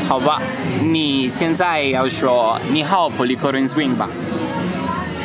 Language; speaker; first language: Chinese; non-native, learner; Italian